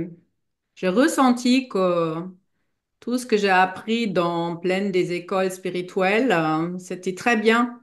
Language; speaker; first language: French; non-native, fluent; German